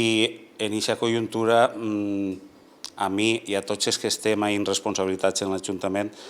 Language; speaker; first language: Catalan; native; Catalan